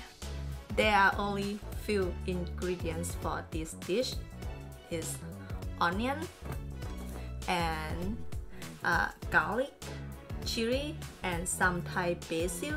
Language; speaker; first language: English; non-native, learner; Thai